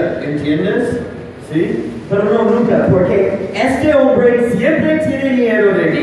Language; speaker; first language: Spanish; non-native, learner; English